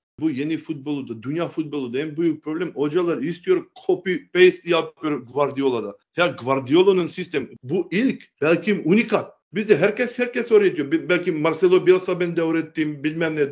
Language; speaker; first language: Turkish; non-native, learner; Macedonian